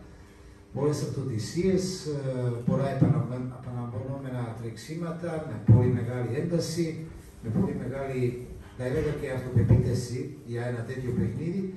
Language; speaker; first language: Greek; non-native, fluent; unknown